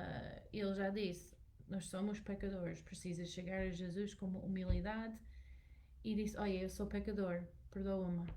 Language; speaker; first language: Portuguese; non-native, learner; English